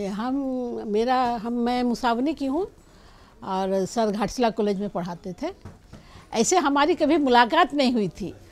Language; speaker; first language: Hindi; non-native, local second language; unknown